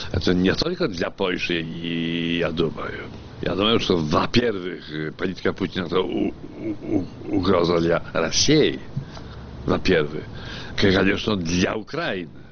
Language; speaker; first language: Russian; non-native, fluent; Polish